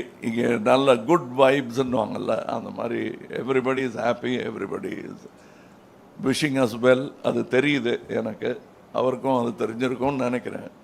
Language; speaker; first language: Tamil; native; Tamil